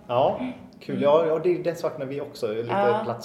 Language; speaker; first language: Swedish; native; Swedish